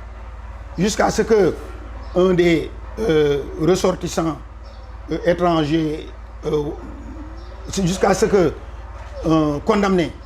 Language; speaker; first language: French; non-native, local second language; Wolof